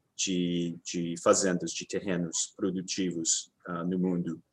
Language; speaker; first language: Portuguese; non-native, fluent; English